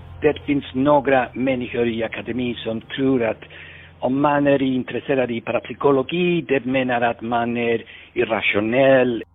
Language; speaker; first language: Swedish; non-native, fluent; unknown